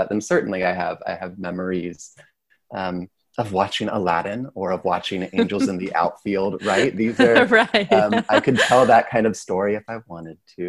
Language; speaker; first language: English; native; English